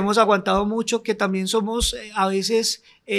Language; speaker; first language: Spanish; native; Spanish